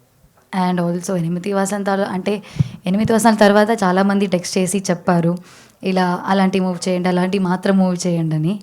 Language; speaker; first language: Telugu; non-native, learner; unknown